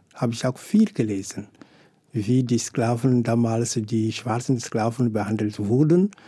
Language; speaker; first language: German; non-native, fluent; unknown